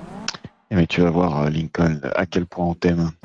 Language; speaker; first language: French; native; French